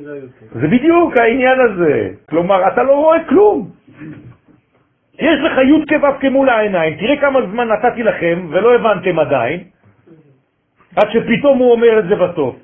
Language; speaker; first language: Hebrew; non-native, fluent; French